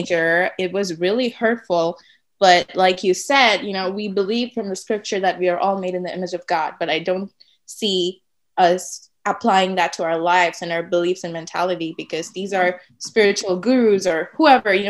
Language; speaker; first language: English; non-native, local second language; Tamil